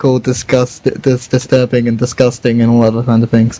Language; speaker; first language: English; native; English